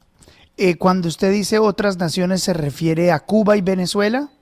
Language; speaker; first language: Spanish; native; Spanish